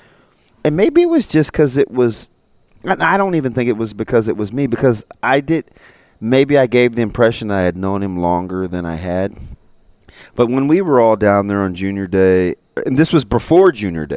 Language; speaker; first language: English; native; English